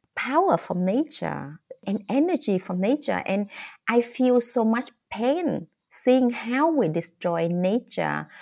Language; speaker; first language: English; non-native, fluent; Vietnamese